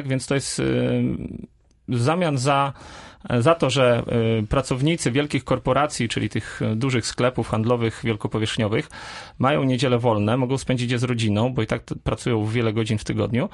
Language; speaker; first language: Polish; native; Polish